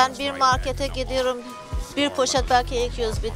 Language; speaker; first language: Turkish; non-native, local second language; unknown